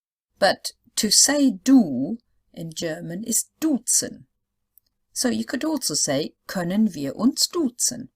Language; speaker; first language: German; non-native, fluent; English